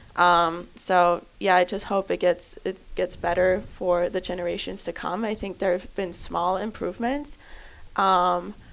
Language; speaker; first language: English; non-native, fluent; German